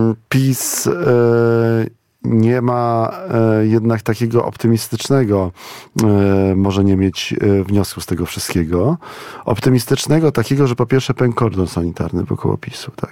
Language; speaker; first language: Polish; native; Polish